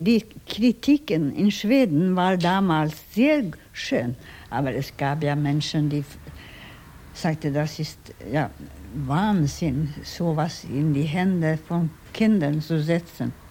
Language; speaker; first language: German; non-native, fluent; Swedish